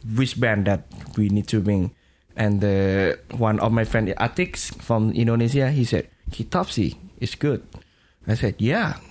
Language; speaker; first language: English; non-native, learner; Thai